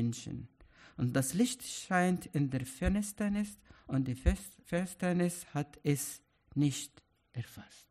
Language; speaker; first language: German; non-native, fluent; Arabic